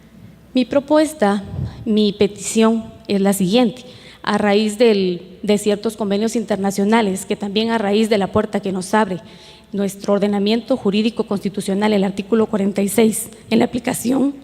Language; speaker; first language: Spanish; native; Spanish